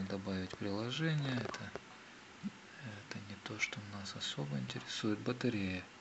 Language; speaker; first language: Russian; native; Russian